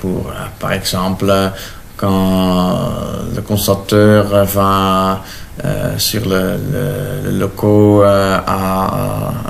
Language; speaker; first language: French; non-native, local second language; Dutch